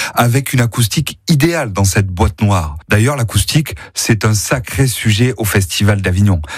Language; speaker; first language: French; native; French